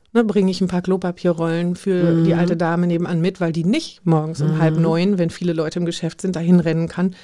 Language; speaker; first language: German; native; German